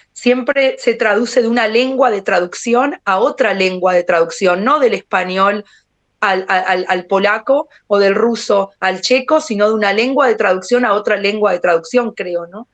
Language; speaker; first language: Spanish; native; Spanish